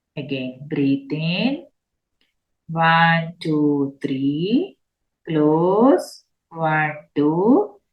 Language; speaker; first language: English; non-native, local second language; Telugu